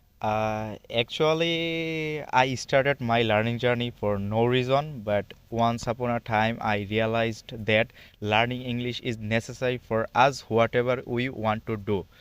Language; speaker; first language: English; non-native, learner; Bangla